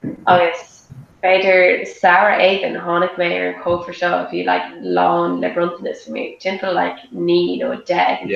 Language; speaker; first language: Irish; non-native, local second language; English